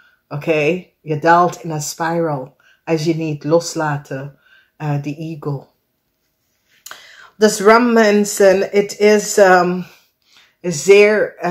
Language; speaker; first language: Dutch; non-native, fluent; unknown